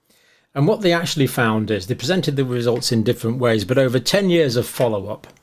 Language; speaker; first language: English; native; English